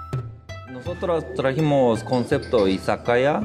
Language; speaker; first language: Spanish; non-native, fluent; Japanese